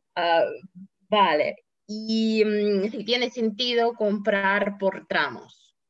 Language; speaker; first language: Spanish; non-native, fluent; Russian